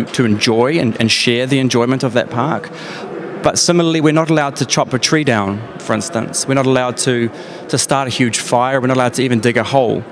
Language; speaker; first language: English; native; English